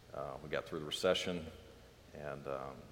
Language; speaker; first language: English; native; English